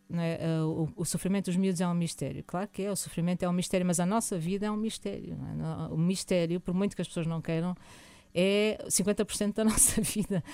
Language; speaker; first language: Portuguese; native; Portuguese